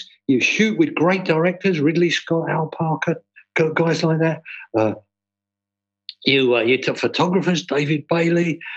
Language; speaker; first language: English; native; English